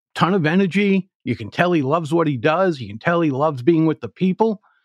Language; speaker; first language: English; native; English